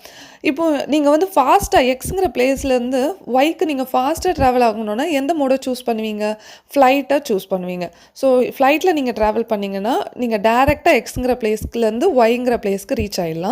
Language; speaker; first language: Tamil; native; Tamil